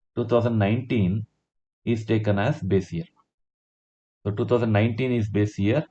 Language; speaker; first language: English; non-native, local second language; Kannada